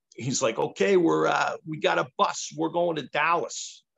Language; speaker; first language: English; native; English